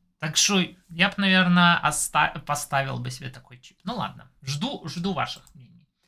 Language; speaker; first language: Russian; native; Russian